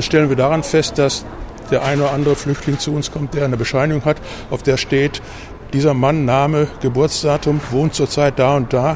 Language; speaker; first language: German; native; German